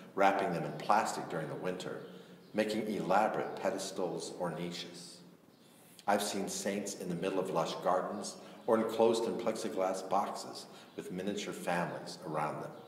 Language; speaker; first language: English; native; English